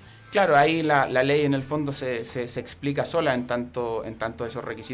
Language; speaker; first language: Spanish; native; Spanish